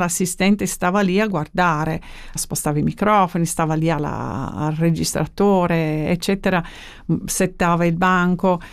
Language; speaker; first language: Italian; non-native, fluent; English